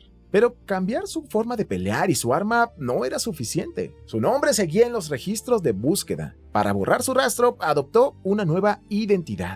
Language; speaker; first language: Spanish; native; Spanish